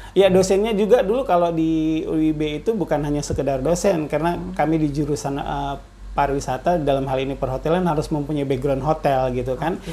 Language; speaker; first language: Indonesian; native; Indonesian